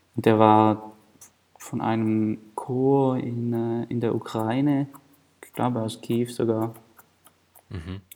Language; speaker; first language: German; native; German